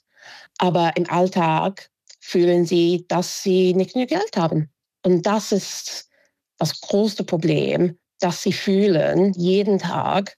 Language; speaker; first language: German; non-native, fluent; English